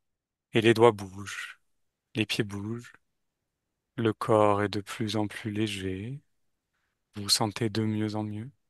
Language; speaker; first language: French; native; French